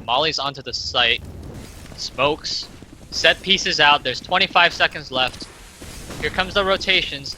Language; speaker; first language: English; native; English